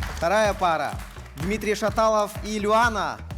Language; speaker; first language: Russian; native; Russian